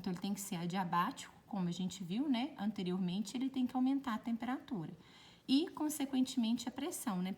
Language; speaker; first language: Portuguese; native; Portuguese